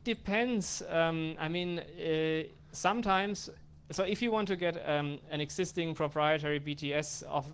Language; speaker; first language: English; non-native, fluent; German